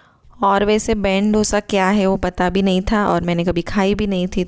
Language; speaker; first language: Hindi; native; Hindi